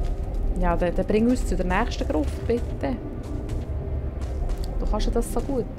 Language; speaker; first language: German; native; German